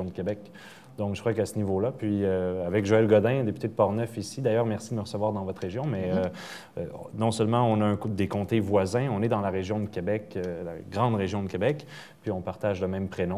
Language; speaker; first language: French; native; French